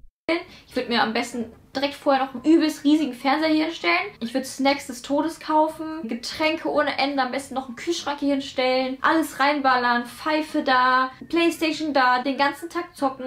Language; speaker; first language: German; native; German